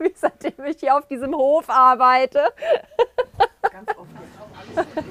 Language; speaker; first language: German; native; German